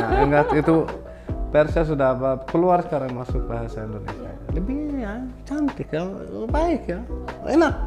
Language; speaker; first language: Indonesian; non-native, learner; Arabic